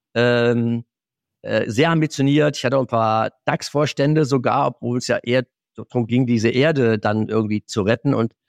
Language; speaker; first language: German; native; German